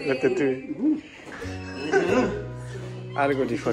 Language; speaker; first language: Spanish; non-native, learner; Japanese